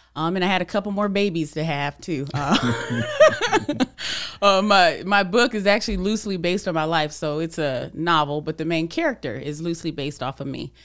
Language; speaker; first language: English; native; English